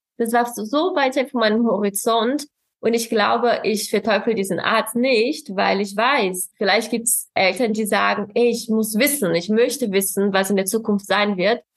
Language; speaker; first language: German; non-native, fluent; Portuguese